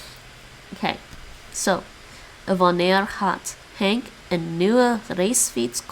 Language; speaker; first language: Dutch; non-native, learner; English